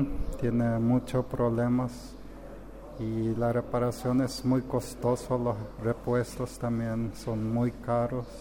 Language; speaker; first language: Spanish; non-native, local second language; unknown